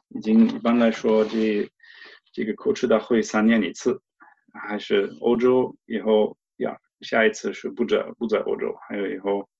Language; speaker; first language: Chinese; non-native, fluent; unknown